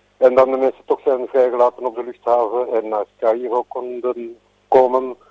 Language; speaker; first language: Dutch; native; Dutch